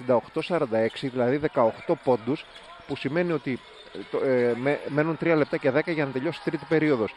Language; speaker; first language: Greek; native; Greek